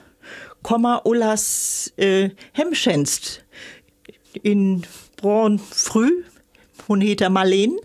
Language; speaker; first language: Swedish; non-native, learner; German